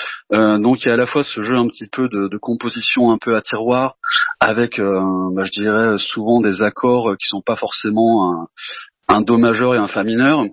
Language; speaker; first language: French; native; French